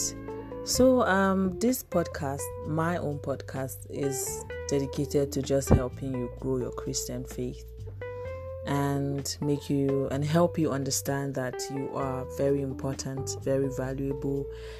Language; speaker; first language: English; non-native, local second language; Igbo